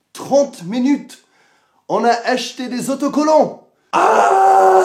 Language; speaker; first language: French; non-native, fluent; English